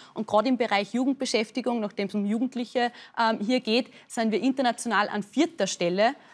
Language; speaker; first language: German; native; German